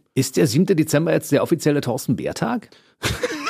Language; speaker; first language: German; native; German